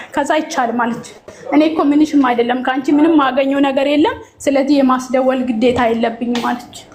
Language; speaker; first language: Amharic; native; Amharic